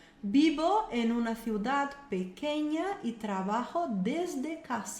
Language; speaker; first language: Spanish; non-native, fluent; Portuguese